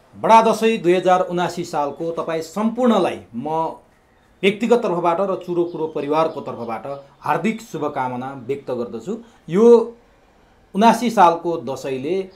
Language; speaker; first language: Nepali; native; Nepali